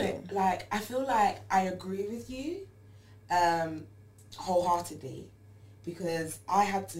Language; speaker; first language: English; non-native, local second language; Yoruba